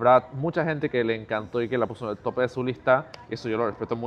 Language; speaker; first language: Spanish; native; Spanish